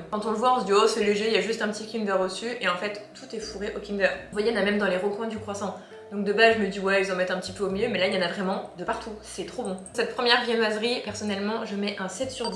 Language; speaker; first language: French; native; French